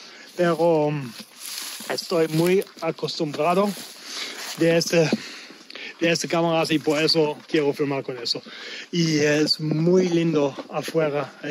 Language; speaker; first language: Spanish; non-native, learner; German